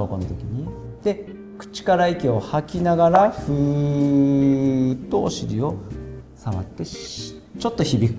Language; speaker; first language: Japanese; native; Japanese